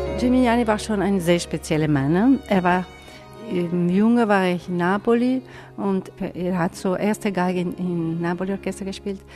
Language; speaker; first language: German; non-native, fluent; Italian